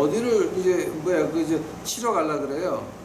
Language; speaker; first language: Korean; native; Korean